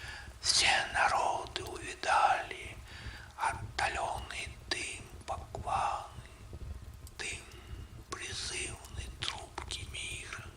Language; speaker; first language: Russian; native; Russian